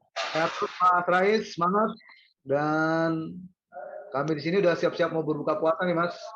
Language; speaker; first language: Indonesian; native; Indonesian